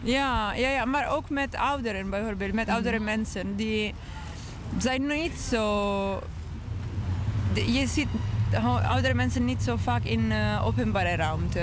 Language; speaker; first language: Dutch; non-native, learner; English